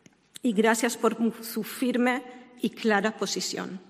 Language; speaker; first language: Spanish; non-native, fluent; Hebrew